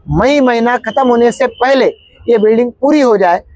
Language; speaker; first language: Hindi; non-native, local second language; Marathi